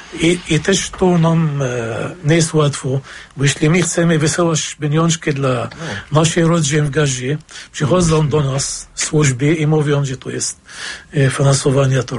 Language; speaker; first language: Polish; non-native, fluent; Arabic